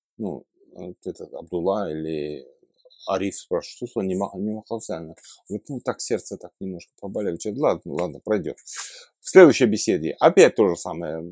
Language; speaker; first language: Russian; native; Russian